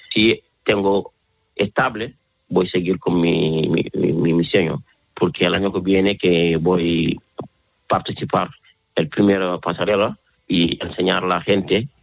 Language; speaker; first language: Spanish; non-native, learner; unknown